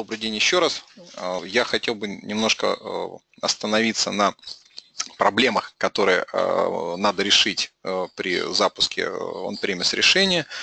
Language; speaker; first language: Russian; native; Russian